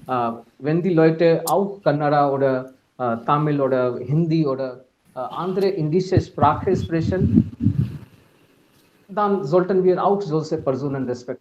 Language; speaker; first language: German; non-native, fluent; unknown